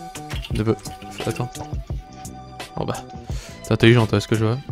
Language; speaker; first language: French; native; French